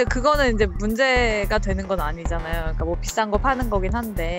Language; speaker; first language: Korean; native; Korean